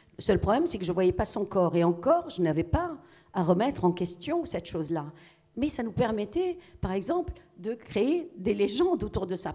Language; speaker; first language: French; non-native, local second language; Arabic